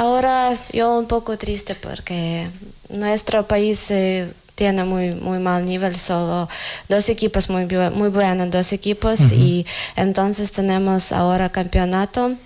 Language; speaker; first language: Spanish; non-native, learner; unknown